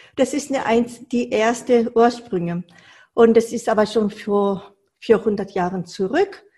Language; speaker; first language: German; non-native, fluent; Japanese